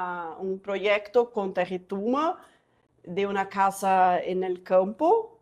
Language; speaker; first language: Spanish; non-native, fluent; Portuguese